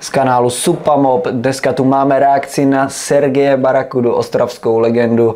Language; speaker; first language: Czech; native; Czech